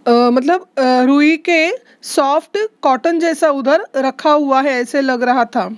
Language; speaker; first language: Hindi; non-native, local second language; Marathi